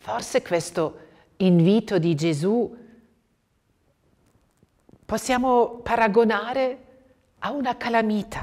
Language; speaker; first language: Italian; non-native, fluent; German